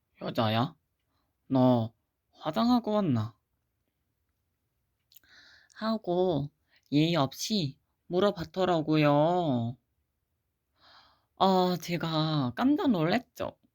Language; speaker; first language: Korean; non-native, fluent; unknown